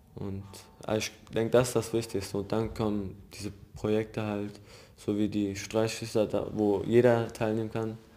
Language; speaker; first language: German; early bilingual, other home language; Arabic